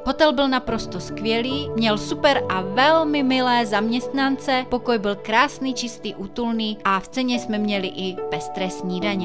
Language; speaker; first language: Czech; native; Czech